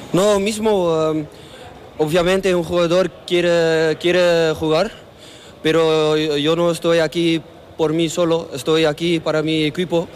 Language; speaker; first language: Spanish; non-native, learner; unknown